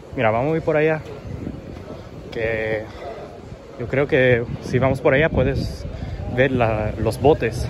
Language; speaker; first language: Spanish; early bilingual, heritage; English